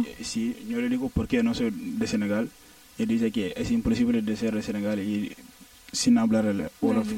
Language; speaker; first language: Spanish; non-native, learner; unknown